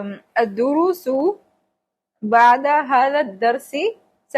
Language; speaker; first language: Arabic; non-native, learner; Urdu